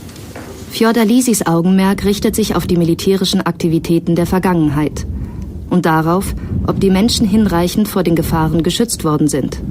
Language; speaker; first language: German; native; German